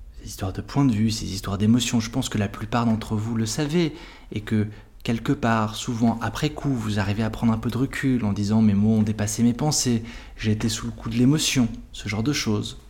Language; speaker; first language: French; native; French